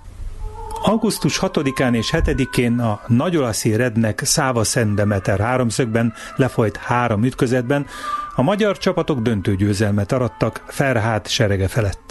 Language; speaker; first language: Hungarian; native; Hungarian